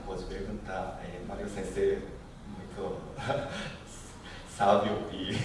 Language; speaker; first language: Portuguese; non-native, learner; Japanese